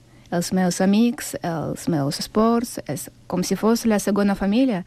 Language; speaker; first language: Catalan; non-native, learner; Russian